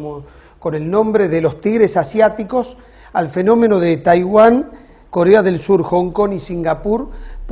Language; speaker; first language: Spanish; native; Spanish